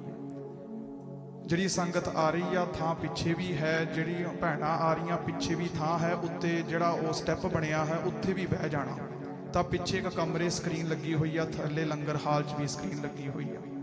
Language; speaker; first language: Punjabi; early bilingual, heritage; Punjabi